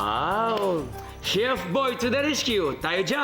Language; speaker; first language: Filipino; native; Filipino